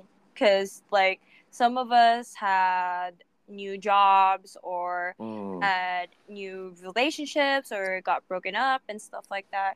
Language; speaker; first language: English; non-native, local second language; Cebuano